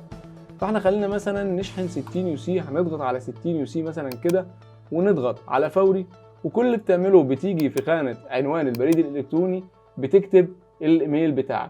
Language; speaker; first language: Arabic; native; Arabic